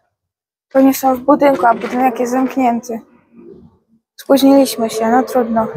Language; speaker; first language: Polish; native; Polish